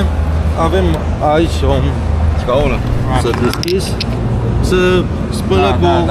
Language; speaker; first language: Romanian; non-native, learner; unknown